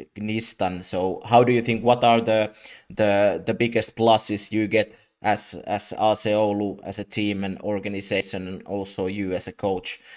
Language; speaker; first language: English; non-native, fluent; Finnish